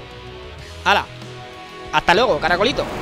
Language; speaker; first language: Spanish; native; Spanish